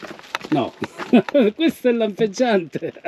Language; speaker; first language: Italian; native; Italian